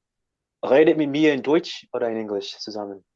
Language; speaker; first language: German; non-native, learner; English